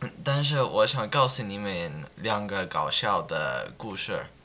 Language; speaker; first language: Chinese; non-native, learner; English